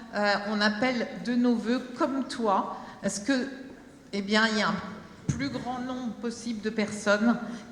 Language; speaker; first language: French; native; French